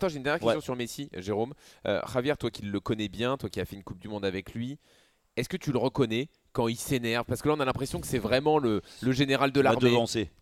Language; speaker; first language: French; native; French